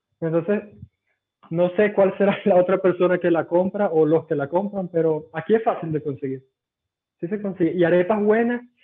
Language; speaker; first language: Spanish; native; Spanish